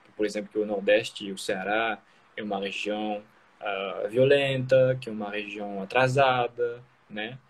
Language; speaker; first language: Portuguese; non-native, fluent; French